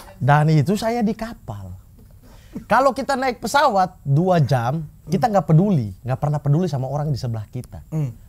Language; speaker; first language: Indonesian; native; Indonesian